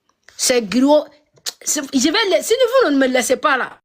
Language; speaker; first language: French; non-native, local second language; Dyula